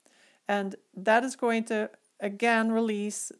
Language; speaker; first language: English; native; English